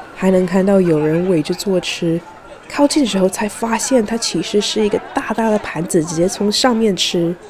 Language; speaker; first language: Chinese; early bilingual, other home language; English